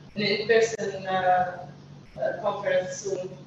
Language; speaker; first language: English; non-native, learner; Arabic